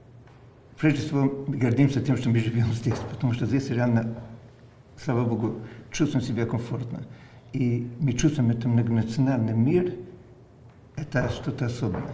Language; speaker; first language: Russian; non-native, fluent; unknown